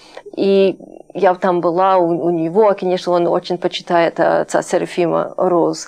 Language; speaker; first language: Russian; non-native, fluent; English